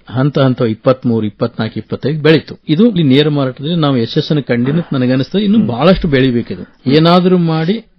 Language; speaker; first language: Kannada; native; Kannada